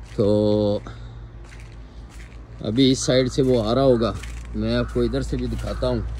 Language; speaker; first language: Urdu; non-native, local second language; Punjabi